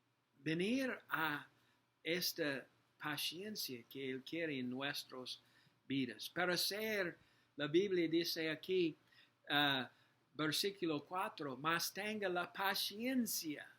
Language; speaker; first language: Spanish; non-native, learner; English